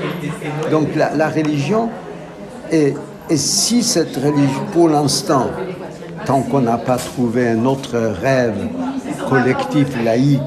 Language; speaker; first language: French; non-native, fluent; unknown